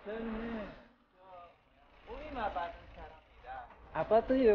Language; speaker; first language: Korean; non-native, learner; Filipino